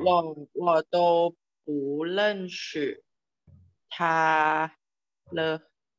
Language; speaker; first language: Chinese; non-native, learner; Thai